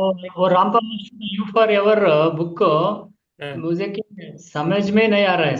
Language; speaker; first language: Hindi; non-native, local second language; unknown